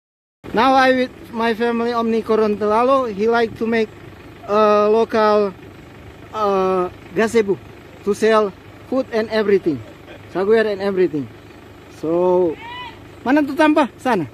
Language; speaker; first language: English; non-native, learner; Indonesian